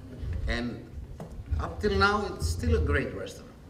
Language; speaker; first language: English; non-native, fluent; Greek